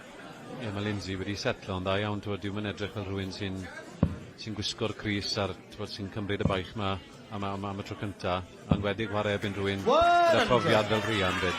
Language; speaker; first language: Welsh; native; Welsh